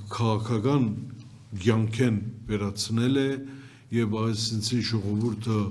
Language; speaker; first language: Armenian; early bilingual, heritage; Armenian